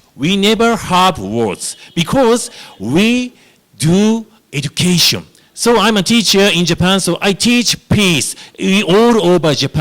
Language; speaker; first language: English; non-native, learner; Japanese